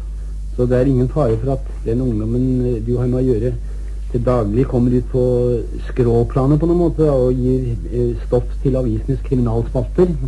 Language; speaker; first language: Norwegian; native; Norwegian